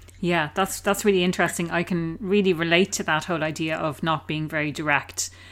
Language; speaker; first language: English; native; English